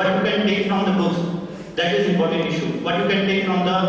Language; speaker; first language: English; non-native, local second language; Hindi